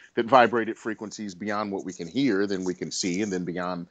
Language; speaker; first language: English; native; English